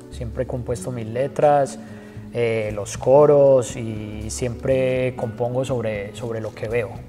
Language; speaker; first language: Spanish; native; Spanish